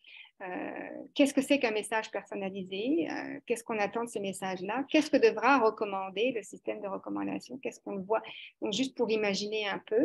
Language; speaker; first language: French; native; French